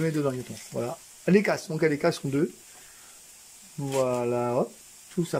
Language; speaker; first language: French; native; French